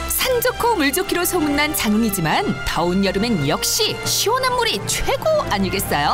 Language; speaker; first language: Korean; native; Korean